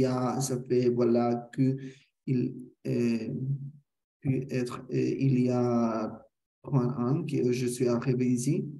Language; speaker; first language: French; non-native, learner; Spanish